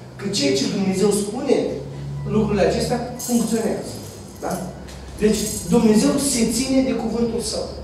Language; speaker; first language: Romanian; non-native, fluent; Russian